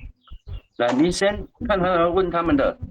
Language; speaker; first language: Chinese; native; Chinese